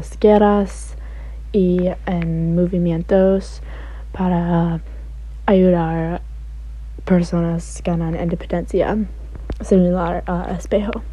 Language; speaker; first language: Spanish; non-native, learner; English